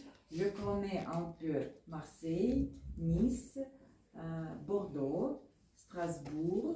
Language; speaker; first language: French; non-native, fluent; Russian